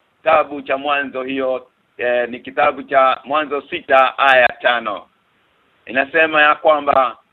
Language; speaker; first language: Swahili; native; Swahili